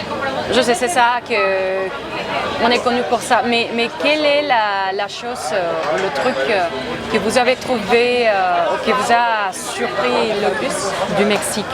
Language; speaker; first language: French; non-native, fluent; Spanish